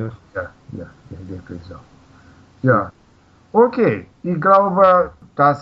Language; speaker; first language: German; non-native, learner; Russian